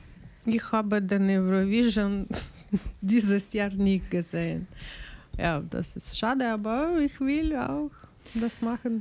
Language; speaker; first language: German; non-native, learner; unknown